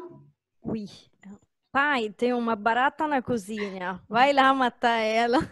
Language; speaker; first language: Portuguese; non-native, learner; French